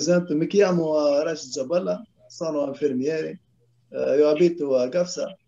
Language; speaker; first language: Italian; non-native, learner; Arabic